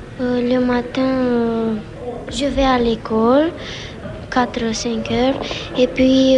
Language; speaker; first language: French; non-native, learner; Romanian